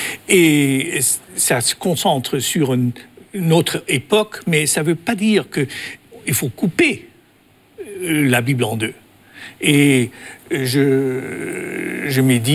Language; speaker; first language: French; non-native, fluent; Dutch